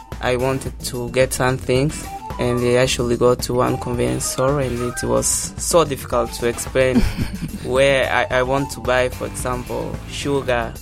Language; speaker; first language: English; non-native, local second language; Portuguese